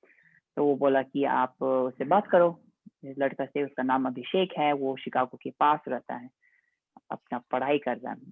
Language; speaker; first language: Hindi; non-native, fluent; English